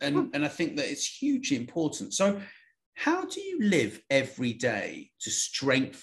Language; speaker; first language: English; native; English